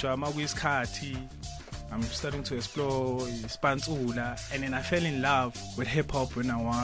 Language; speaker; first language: English; non-native, local second language; Zulu